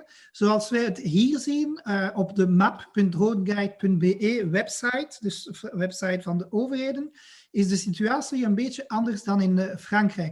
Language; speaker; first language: Dutch; non-native, local second language; French